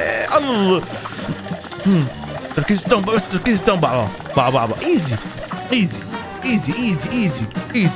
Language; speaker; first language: Arabic; native; Arabic